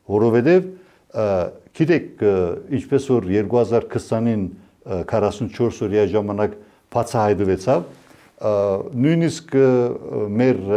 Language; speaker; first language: Armenian; early bilingual, heritage; Armenian